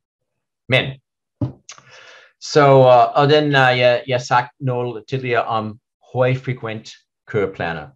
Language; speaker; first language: Danish; non-native, learner; English